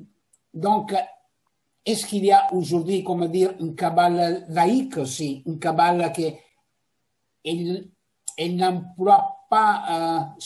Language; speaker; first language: French; non-native, fluent; Italian